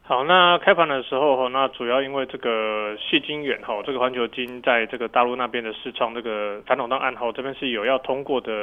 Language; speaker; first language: Chinese; native; Chinese